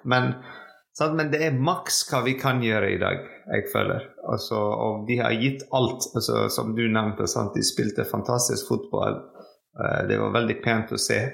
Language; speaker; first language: Norwegian; non-native, fluent; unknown